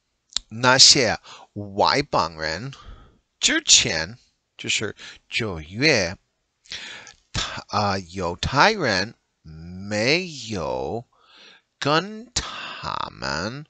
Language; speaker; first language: Chinese; non-native, learner; English